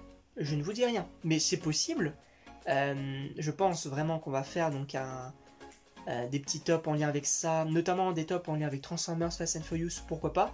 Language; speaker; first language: French; native; French